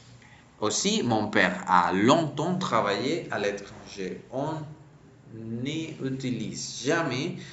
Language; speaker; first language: French; non-native, fluent; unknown